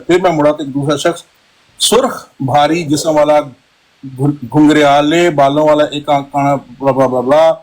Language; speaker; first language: Urdu; non-native, local second language; Punjabi